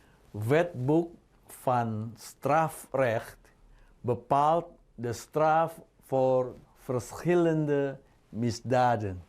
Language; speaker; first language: Dutch; non-native, fluent; Indonesian